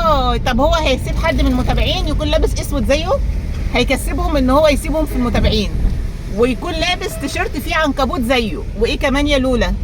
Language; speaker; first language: Arabic; native; Arabic